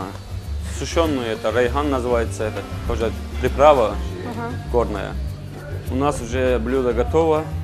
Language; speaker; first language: Russian; non-native, learner; Turkish